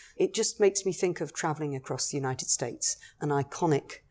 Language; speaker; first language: English; native; English